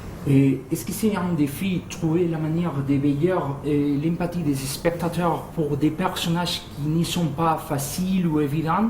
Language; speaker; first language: French; non-native, fluent; Spanish